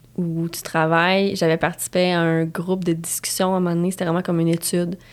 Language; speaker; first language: French; native; French